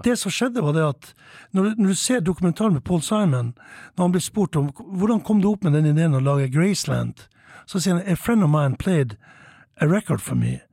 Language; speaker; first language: Norwegian; native; Norwegian